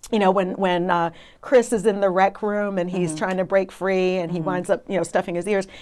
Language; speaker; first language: English; native; English